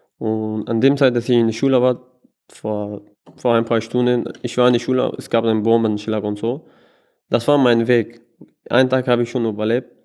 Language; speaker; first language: German; non-native, learner; Persian